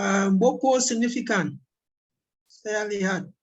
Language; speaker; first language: Indonesian; non-native, learner; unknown